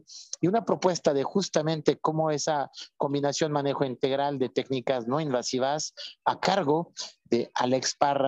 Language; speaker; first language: Spanish; native; Spanish